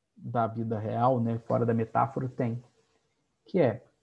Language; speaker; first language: Portuguese; native; Portuguese